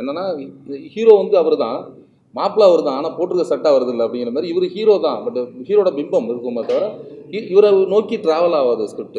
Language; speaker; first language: Tamil; native; Tamil